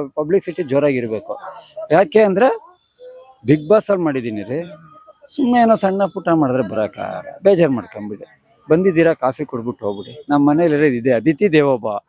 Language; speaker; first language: Kannada; native; Kannada